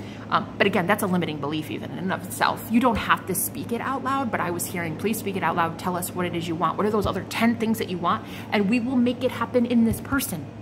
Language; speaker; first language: English; native; English